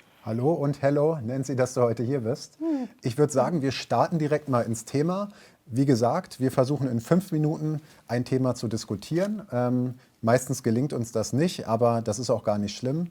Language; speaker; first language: German; native; German